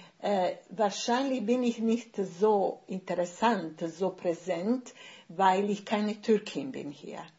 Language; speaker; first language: German; non-native, fluent; Bosnian